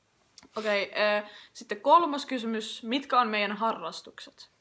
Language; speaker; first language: Finnish; native; Finnish